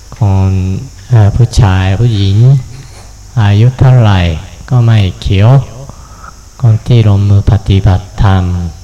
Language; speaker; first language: Thai; non-native, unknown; Japanese